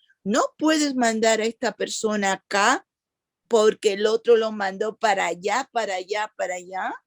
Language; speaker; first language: Spanish; early bilingual, other home language; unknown